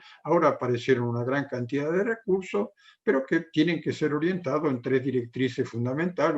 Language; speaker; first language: Spanish; non-native, fluent; Italian